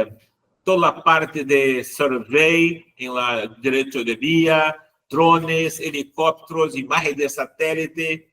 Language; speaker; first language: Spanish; non-native, learner; Portuguese